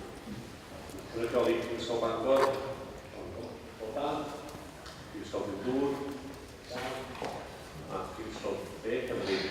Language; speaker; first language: Welsh; native; Welsh